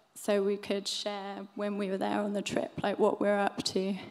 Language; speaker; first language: English; native; English